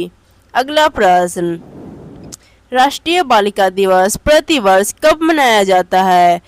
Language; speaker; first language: Hindi; native; Hindi